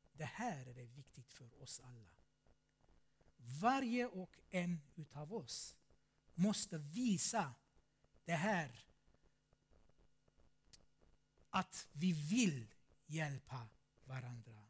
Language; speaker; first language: Swedish; non-native, fluent; Armenian